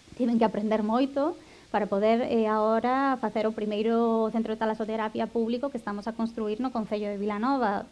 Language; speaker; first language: Galician; non-native, local second language; Spanish